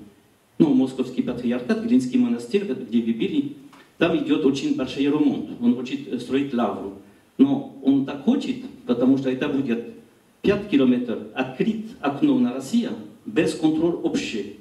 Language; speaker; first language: Russian; non-native, learner; French